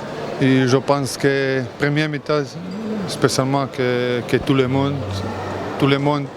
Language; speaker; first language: French; non-native, learner; Croatian